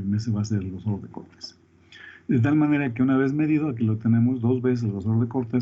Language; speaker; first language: Spanish; native; Spanish